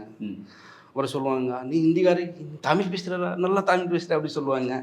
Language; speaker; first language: Tamil; non-native, learner; Hindi